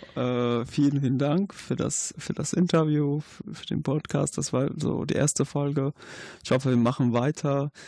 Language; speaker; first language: German; non-native, fluent; Arabic